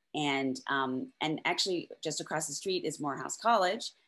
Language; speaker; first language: English; native; English